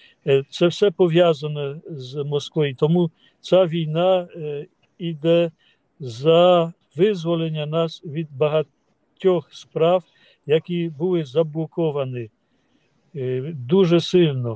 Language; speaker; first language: Ukrainian; non-native, fluent; Polish